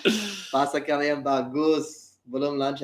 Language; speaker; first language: Indonesian; non-native, learner; English